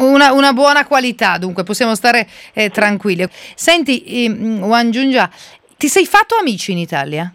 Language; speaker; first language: Italian; native; Italian